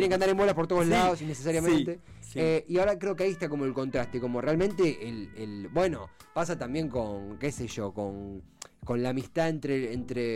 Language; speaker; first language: Spanish; native; Spanish